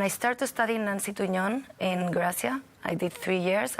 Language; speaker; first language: English; non-native, learner; Catalan